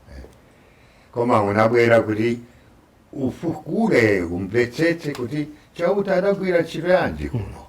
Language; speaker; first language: Nyanja; non-native, fluent; French